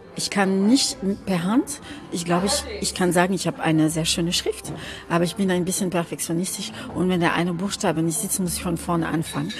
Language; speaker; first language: German; non-native, local second language; French